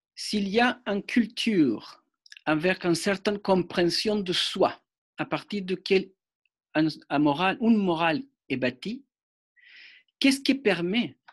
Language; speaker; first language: French; non-native, fluent; Spanish